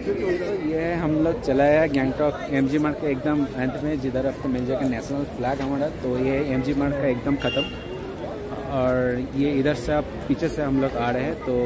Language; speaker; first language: Hindi; non-native, local second language; Bangla